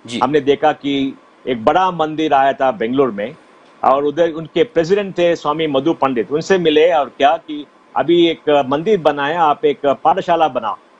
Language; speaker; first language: Hindi; non-native, local second language; Konkani